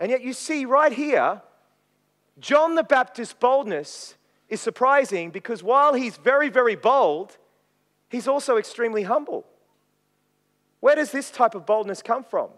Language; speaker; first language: English; native; English